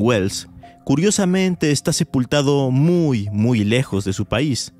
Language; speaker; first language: Spanish; native; Spanish